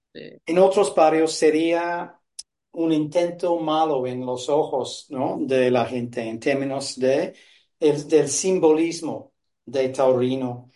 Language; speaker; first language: Spanish; non-native, fluent; English